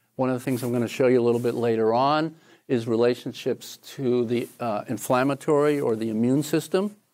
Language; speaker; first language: English; native; English